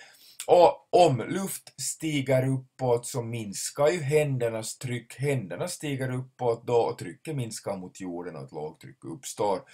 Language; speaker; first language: Swedish; native; Swedish